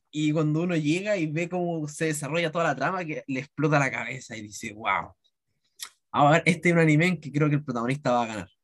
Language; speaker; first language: Spanish; native; Spanish